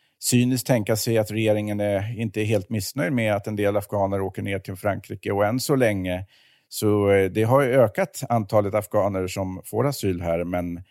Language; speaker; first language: Swedish; native; Swedish